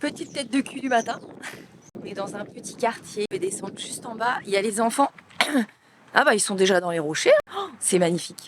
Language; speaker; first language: French; native; French